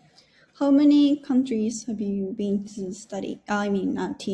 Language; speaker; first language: English; non-native, learner; Japanese